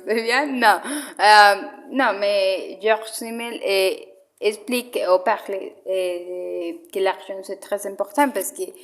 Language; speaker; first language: French; non-native, learner; Spanish